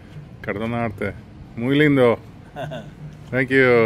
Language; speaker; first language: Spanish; early bilingual, heritage; Spanish